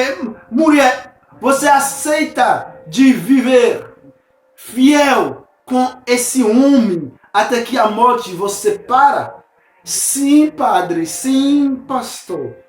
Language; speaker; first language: Portuguese; non-native, fluent; Haitian Creole